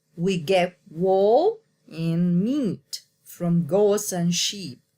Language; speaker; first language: English; non-native, learner; Arabic